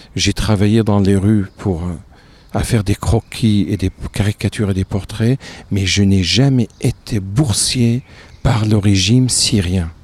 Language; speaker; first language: French; non-native, fluent; Arabic